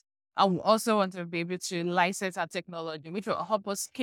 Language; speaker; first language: English; non-native, local second language; Yoruba